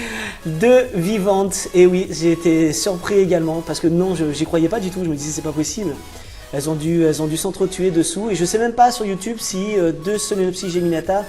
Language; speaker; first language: French; native; French